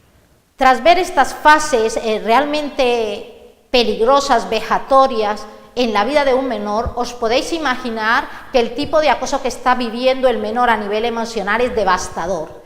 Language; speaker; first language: Spanish; native; Spanish